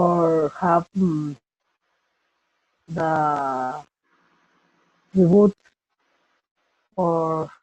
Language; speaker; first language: English; non-native, learner; Spanish